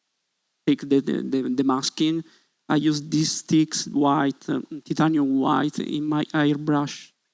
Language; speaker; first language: English; non-native, learner; Italian